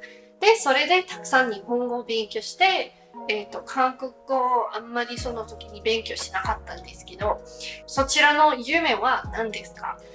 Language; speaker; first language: Japanese; non-native, fluent; Afrikaans